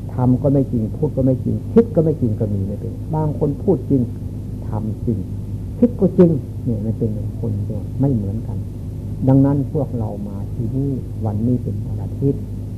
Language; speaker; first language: Thai; non-native, local second language; Lao